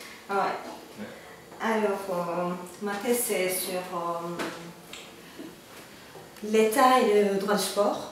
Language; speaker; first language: French; non-native, fluent; Turkish